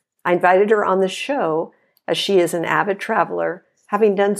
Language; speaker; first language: English; native; English